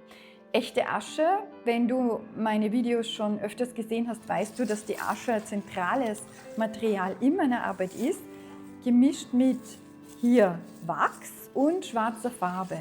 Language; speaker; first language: German; native; German